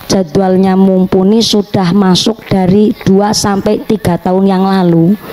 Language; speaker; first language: Indonesian; non-native, local second language; Javanese